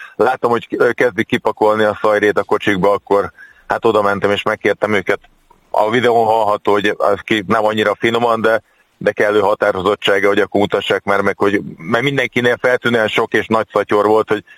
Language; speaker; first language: Hungarian; native; Hungarian